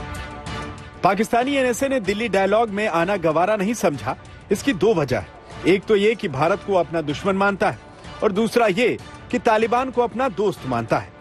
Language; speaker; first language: Hindi; native; Hindi